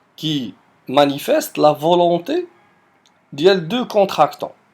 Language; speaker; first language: French; non-native, local second language; Arabic